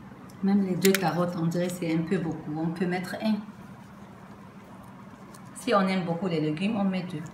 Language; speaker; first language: French; non-native, fluent; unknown